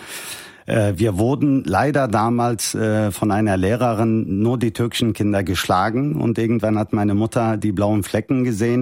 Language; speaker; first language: German; early bilingual, heritage; Turkish